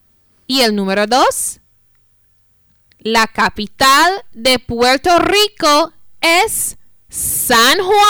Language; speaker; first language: Spanish; non-native, fluent; English